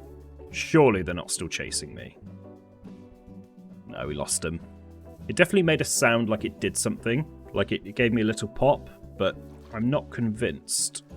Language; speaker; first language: English; native; English